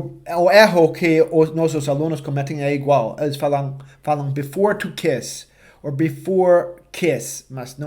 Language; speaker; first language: Portuguese; non-native, fluent; English